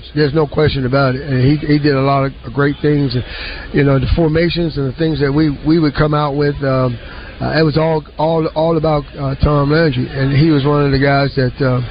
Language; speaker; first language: English; native; English